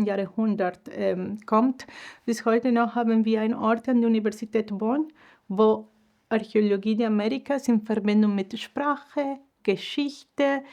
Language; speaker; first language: German; non-native, fluent; Spanish